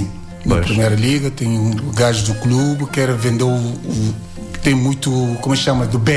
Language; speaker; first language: Portuguese; non-native, learner; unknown